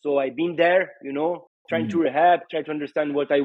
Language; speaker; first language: English; non-native, fluent; Italian